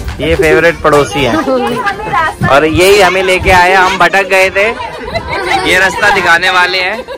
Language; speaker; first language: Hindi; native; Hindi